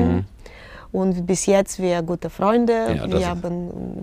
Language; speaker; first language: German; non-native, fluent; Russian